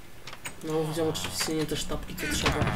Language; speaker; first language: Polish; native; Polish